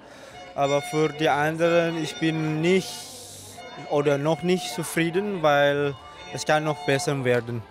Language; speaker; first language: German; non-native, learner; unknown